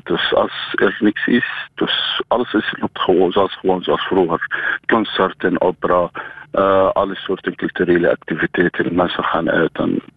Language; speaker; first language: Dutch; non-native, fluent; Arabic